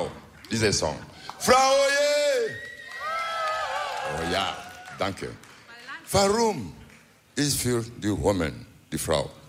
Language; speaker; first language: English; non-native, learner; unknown